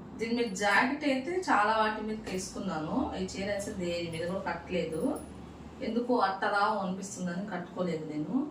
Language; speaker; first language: Telugu; non-native, local second language; Urdu